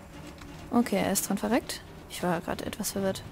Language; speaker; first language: German; native; German